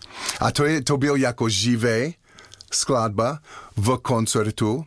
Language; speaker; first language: Czech; non-native, learner; English